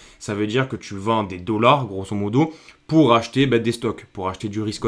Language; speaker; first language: French; native; French